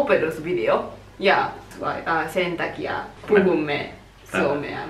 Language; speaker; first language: Finnish; non-native, learner; Japanese